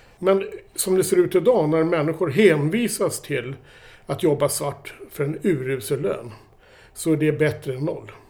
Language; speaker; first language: Swedish; native; Swedish